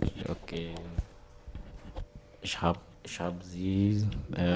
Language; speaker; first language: German; non-native, learner; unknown